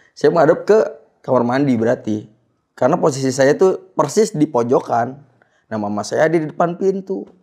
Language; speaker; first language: Indonesian; native; Indonesian